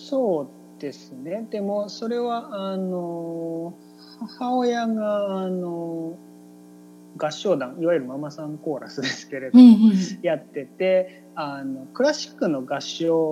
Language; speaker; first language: Japanese; native; Japanese